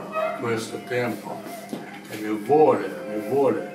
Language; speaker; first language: Italian; non-native, learner; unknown